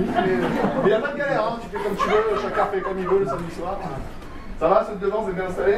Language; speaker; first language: French; native; French